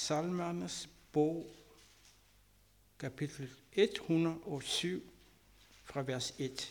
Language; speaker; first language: Danish; non-native, learner; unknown